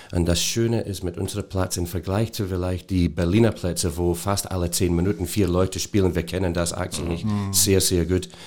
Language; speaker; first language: German; non-native, fluent; English